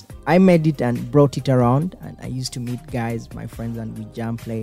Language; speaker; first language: English; non-native, local second language; Ganda